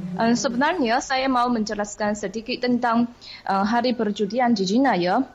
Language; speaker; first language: Malay; non-native, fluent; Chinese